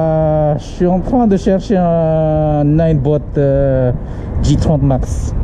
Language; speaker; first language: French; non-native, learner; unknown